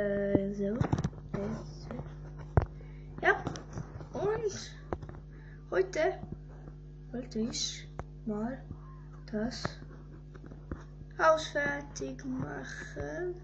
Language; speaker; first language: German; early bilingual, other home language; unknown